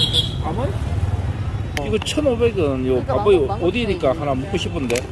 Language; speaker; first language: Korean; native; Korean